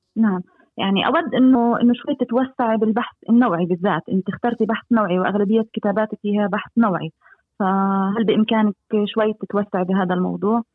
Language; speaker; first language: Arabic; native; Arabic